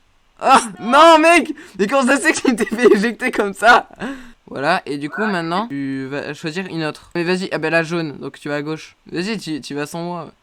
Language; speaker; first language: French; native; French